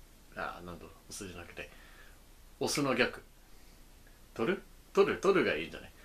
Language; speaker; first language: Japanese; non-native, learner; English